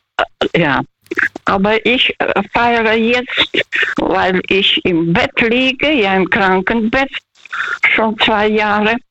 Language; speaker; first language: German; non-native, fluent; Russian